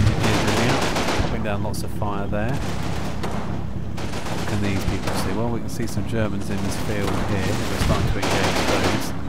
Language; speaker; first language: English; native; English